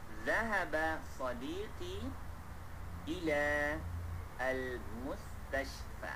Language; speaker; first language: Arabic; non-native, fluent; Malay